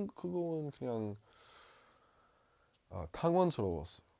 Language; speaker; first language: Korean; non-native, learner; English